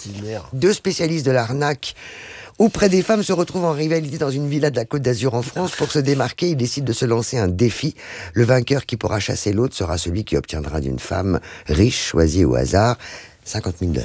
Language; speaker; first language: French; native; French